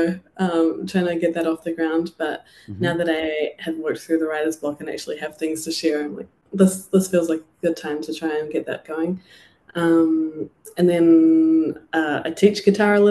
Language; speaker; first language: English; native; English